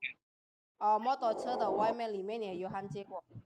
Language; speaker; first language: Chinese; non-native, fluent; Indonesian